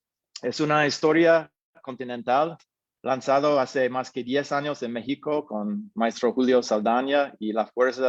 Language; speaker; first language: Spanish; non-native, fluent; English